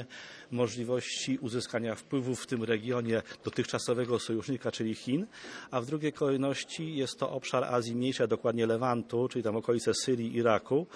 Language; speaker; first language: Polish; native; Polish